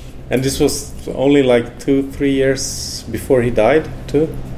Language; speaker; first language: English; non-native, fluent; Swedish